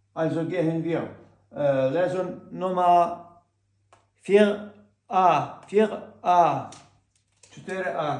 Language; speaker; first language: German; non-native, learner; Ukrainian